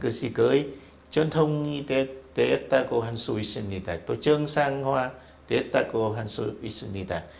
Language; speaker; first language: Korean; non-native, fluent; Vietnamese